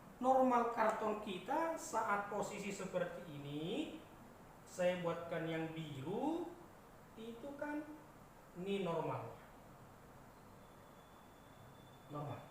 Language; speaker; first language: Indonesian; native; Indonesian